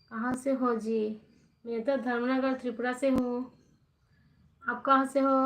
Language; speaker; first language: Hindi; non-native, local second language; Bangla